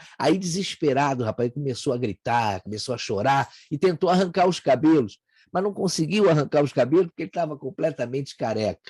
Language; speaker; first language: Portuguese; native; Portuguese